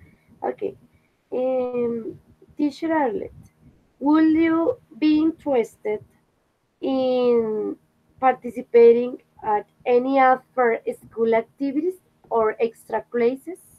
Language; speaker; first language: English; non-native, fluent; Spanish